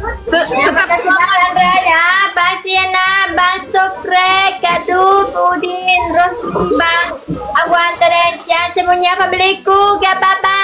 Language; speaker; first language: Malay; non-native, learner; Vietnamese